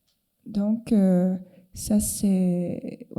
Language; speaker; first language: French; non-native, fluent; Cantonese